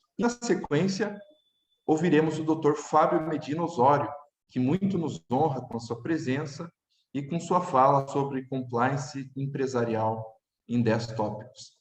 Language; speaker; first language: Portuguese; native; Portuguese